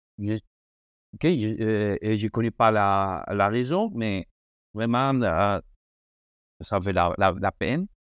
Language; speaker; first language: French; non-native, learner; Spanish